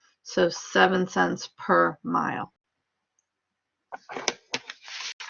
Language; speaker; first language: English; native; English